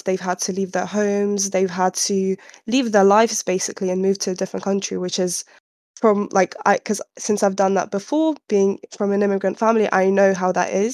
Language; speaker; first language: English; non-native, fluent; Ukrainian